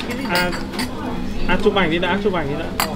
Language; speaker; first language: Vietnamese; native; Vietnamese